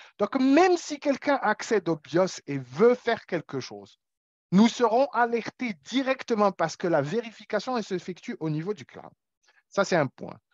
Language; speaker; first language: French; non-native, local second language; Arabic